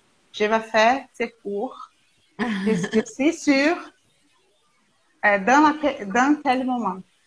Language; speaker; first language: French; non-native, learner; Portuguese